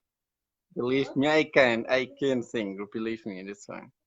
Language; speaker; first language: English; non-native, learner; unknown